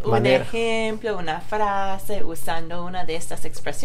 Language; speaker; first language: Spanish; non-native, fluent; English